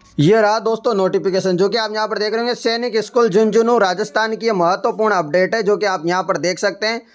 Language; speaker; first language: Hindi; native; Hindi